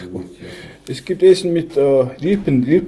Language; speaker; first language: German; non-native, learner; Mongolian